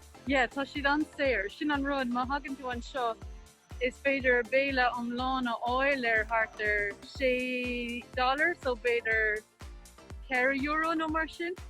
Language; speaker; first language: Irish; non-native, local second language; English